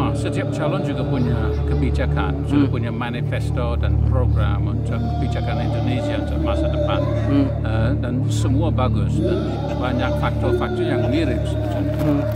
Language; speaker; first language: Indonesian; non-native, fluent; English